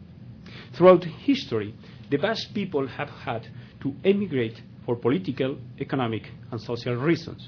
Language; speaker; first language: English; non-native, fluent; Spanish